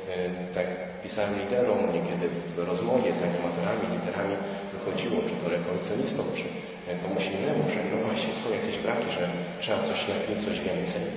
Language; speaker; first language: Polish; native; Polish